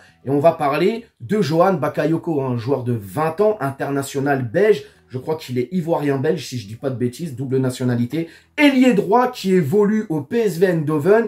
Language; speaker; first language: French; native; French